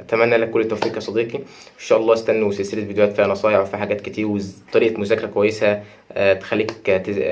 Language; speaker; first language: Arabic; native; Arabic